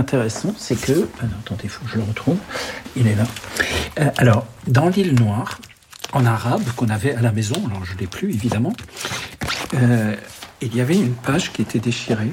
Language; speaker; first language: French; early bilingual, other home language; Arabic